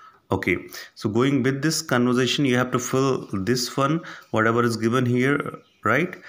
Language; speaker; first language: English; non-native, local second language; Hindi